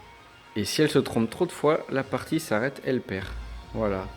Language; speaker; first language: French; native; French